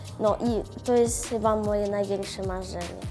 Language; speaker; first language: Polish; early bilingual, heritage; Polish